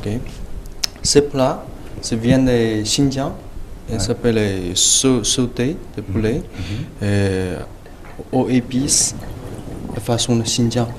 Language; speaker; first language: French; non-native, learner; Chinese